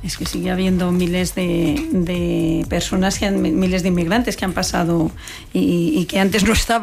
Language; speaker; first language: Spanish; native; Spanish